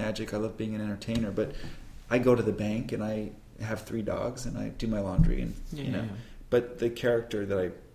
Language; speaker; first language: English; native; English